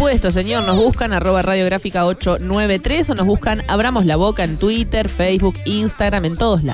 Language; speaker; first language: Spanish; native; Spanish